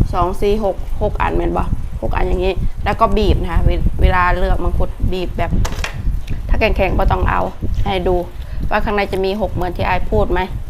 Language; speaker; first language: Thai; native; Thai